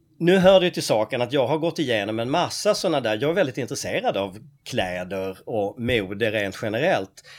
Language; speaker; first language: Swedish; native; Swedish